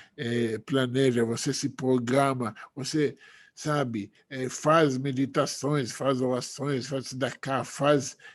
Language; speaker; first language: Portuguese; non-native, fluent; Hebrew